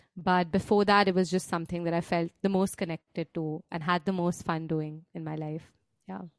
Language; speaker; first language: English; non-native, local second language; Hindi